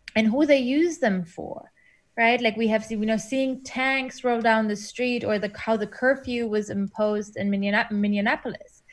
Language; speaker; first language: English; non-native, fluent; German